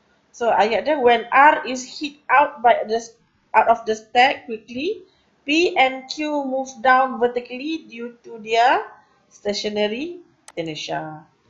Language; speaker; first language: English; non-native, local second language; Malay